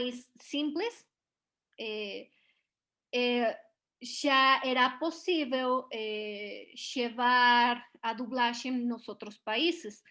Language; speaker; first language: Portuguese; non-native, learner; Spanish